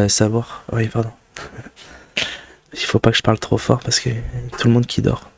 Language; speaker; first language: French; native; French